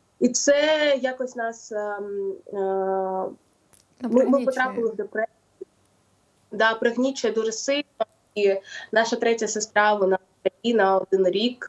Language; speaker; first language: Ukrainian; non-native, local second language; Russian